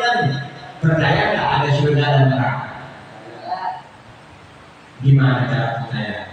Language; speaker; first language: Indonesian; native; Indonesian